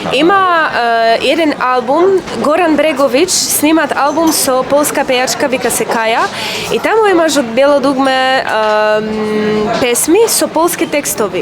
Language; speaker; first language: Macedonian; non-native, learner; Polish